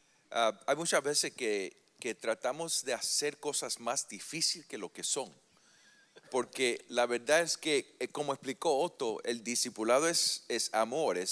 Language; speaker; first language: Spanish; early bilingual, heritage; Spanish